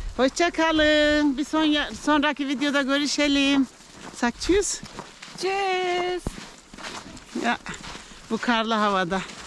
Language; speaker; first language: Turkish; native; Turkish